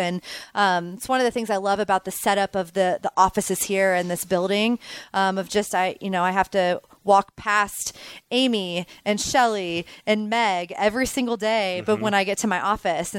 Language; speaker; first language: English; native; English